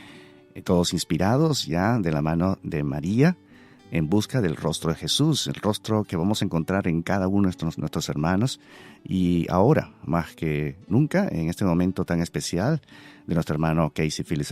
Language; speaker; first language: Spanish; native; Spanish